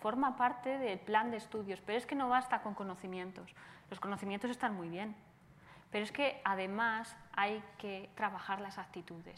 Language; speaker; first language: Spanish; native; Spanish